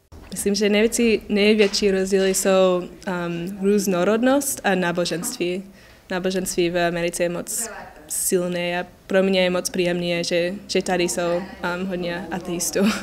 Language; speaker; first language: Czech; non-native, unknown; English